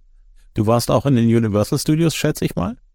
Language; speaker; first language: German; native; German